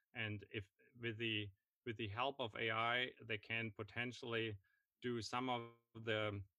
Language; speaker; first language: English; non-native, fluent; German